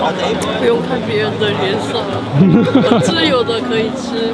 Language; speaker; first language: Chinese; non-native, fluent; Korean